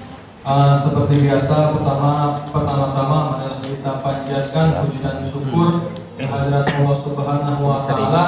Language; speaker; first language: Indonesian; native; Indonesian